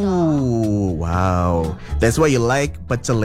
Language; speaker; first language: English; non-native, fluent; Indonesian